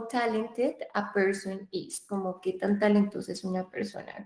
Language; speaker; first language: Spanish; native; Spanish